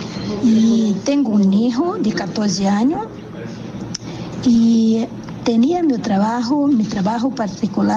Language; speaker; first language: Spanish; non-native, learner; Portuguese